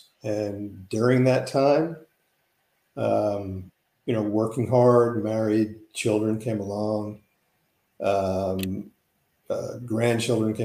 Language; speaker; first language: English; native; English